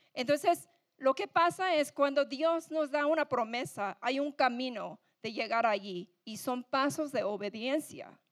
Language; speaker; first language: Spanish; non-native, fluent; English